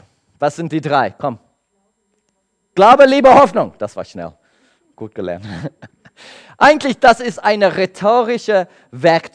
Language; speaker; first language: German; non-native, learner; English